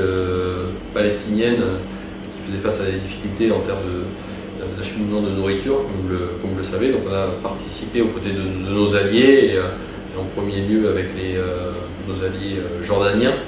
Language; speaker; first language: French; native; French